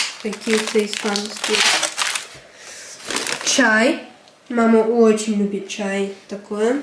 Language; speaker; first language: Russian; early bilingual, heritage; Russian